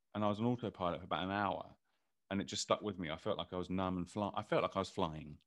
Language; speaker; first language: English; native; English